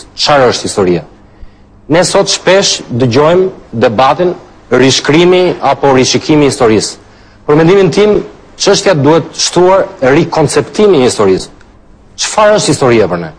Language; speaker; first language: Albanian; native; Albanian